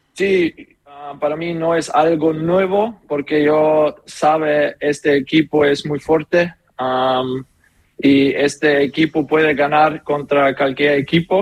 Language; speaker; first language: Spanish; non-native, learner; German